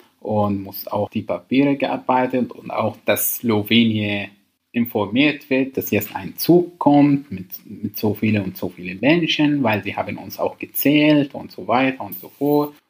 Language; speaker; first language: German; non-native, learner; Arabic